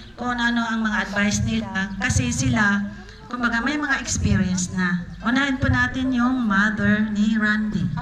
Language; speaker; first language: Filipino; non-native, local second language; Bikol